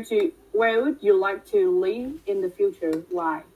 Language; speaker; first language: English; non-native, fluent; Vietnamese